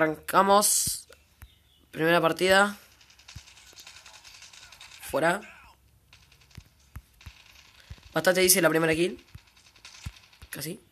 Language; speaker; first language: Spanish; native; Spanish